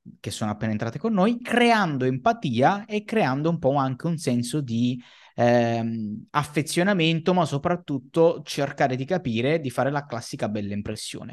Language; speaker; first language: Italian; native; Italian